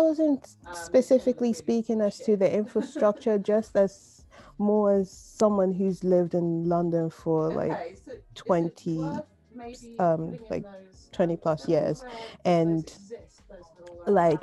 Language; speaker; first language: English; native; English